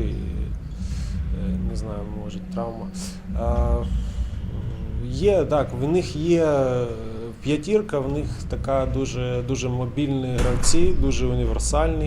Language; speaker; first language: Ukrainian; non-native, local second language; Russian